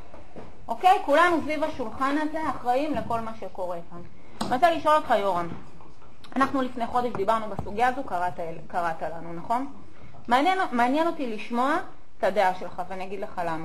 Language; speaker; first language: Hebrew; native; Hebrew